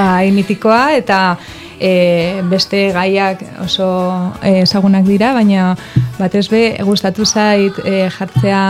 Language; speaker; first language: Basque; non-native, local second language; Spanish